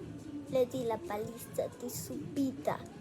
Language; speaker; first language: Spanish; native; Spanish